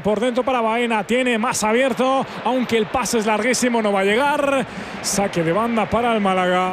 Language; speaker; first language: Spanish; native; Spanish